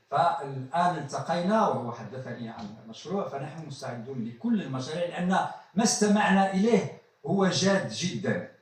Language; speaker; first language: Arabic; native; Arabic